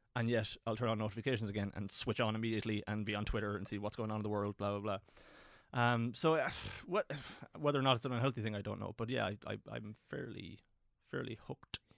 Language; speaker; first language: English; native; English